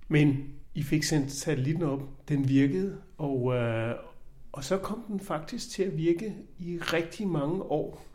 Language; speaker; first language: Danish; native; Danish